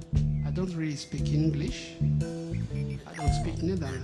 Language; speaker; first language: English; non-native, learner; French